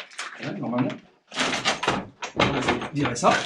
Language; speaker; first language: French; native; French